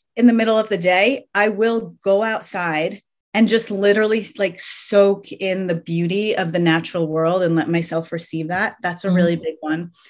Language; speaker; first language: English; early bilingual, other home language; Persian